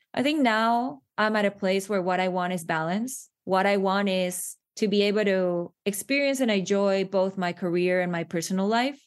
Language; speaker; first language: English; non-native, fluent; Spanish